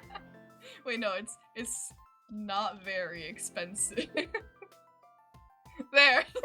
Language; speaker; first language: English; native; English